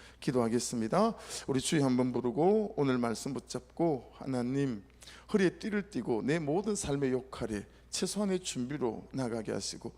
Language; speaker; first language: Korean; native; Korean